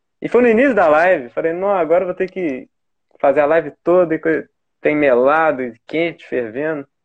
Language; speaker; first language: Portuguese; native; Portuguese